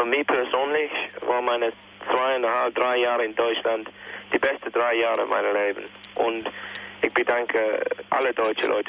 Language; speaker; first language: German; non-native, fluent; English